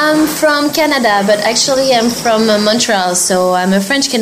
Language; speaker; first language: English; non-native, fluent; French